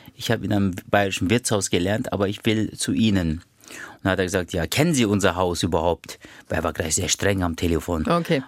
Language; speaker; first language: German; early bilingual, other home language; Turkish